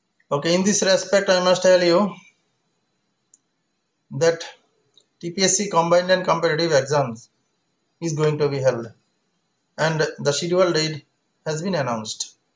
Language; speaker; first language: English; non-native, local second language; Bangla